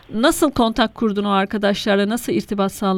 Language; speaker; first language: Turkish; native; Turkish